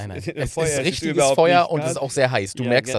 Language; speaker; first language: German; native; German